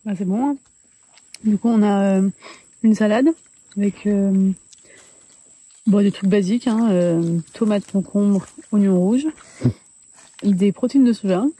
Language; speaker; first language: French; native; French